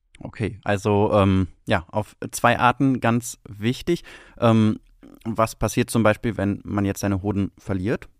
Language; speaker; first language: German; native; German